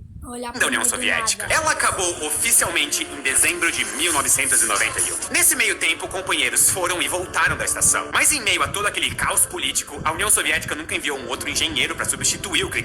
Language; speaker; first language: Portuguese; native; Portuguese